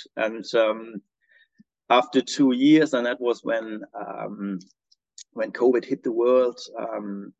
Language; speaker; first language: English; non-native, fluent; German